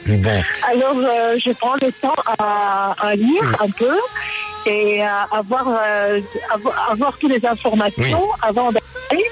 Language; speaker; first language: French; non-native, local second language; Arabic